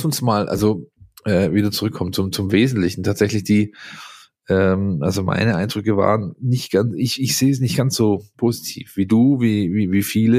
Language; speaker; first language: German; native; German